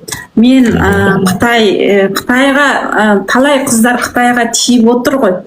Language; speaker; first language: Kazakh; early bilingual, heritage; Kazakh